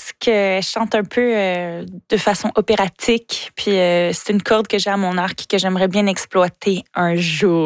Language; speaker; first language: French; native; French